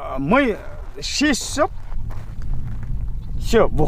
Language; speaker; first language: Russian; non-native, local second language; Kazakh